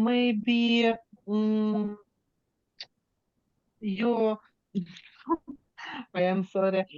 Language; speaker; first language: English; non-native, learner; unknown